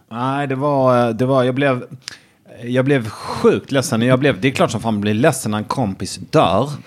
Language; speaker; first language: Swedish; native; Swedish